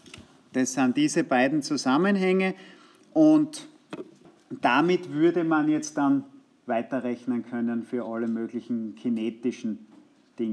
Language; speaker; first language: German; native; German